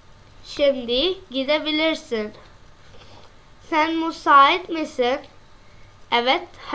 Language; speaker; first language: Turkish; non-native, learner; Urdu